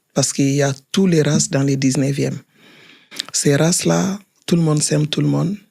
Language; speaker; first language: French; non-native, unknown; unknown